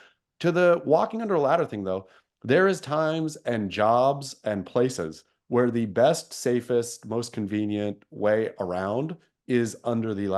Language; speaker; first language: English; native; English